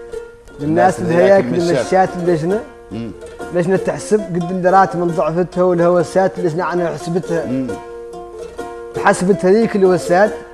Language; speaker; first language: Arabic; native; Arabic